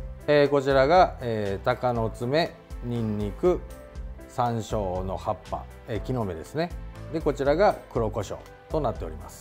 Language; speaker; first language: Japanese; native; Japanese